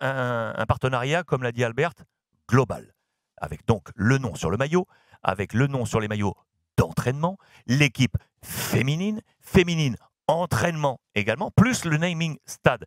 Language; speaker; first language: French; native; French